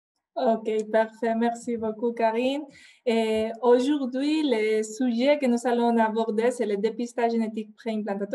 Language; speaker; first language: French; non-native, fluent; Spanish